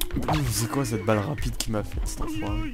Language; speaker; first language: French; native; French